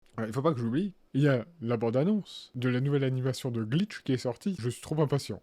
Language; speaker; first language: French; native; French